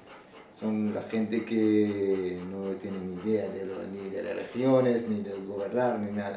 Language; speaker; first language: Spanish; non-native, learner; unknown